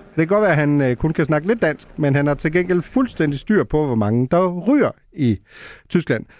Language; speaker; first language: Danish; early bilingual, heritage; Danish